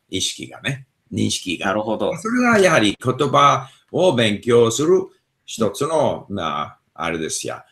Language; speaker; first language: Japanese; non-native, fluent; English